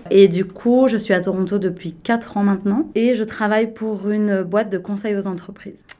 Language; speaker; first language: French; native; French